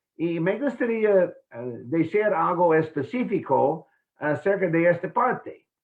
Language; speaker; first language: Spanish; non-native, fluent; English